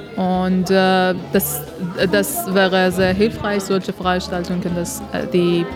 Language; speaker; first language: German; non-native, learner; Persian